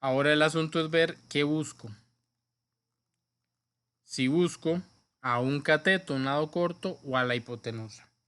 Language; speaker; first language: Spanish; native; Spanish